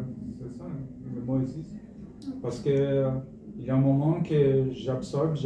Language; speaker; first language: French; non-native, fluent; Portuguese